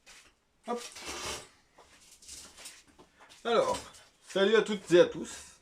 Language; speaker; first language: French; native; French